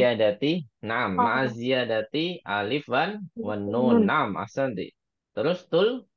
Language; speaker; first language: Arabic; non-native, fluent; Indonesian